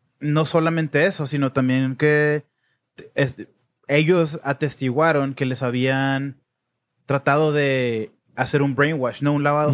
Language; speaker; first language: Spanish; native; Spanish